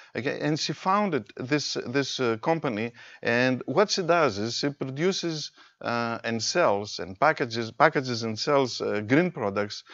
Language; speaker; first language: English; non-native, fluent; Greek